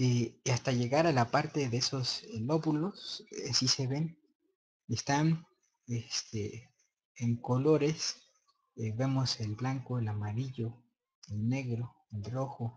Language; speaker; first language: Spanish; native; Spanish